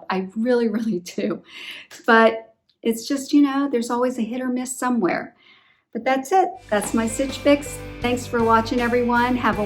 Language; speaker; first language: English; native; English